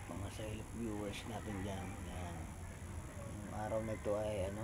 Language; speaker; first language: Filipino; native; Filipino